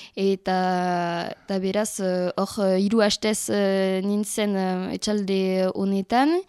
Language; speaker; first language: Basque; non-native, learner; French